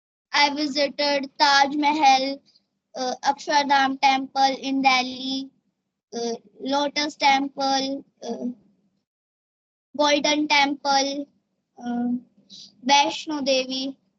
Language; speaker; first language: English; non-native, learner; Hindi